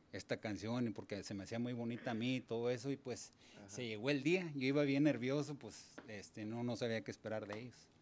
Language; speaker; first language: Spanish; early bilingual, heritage; Spanish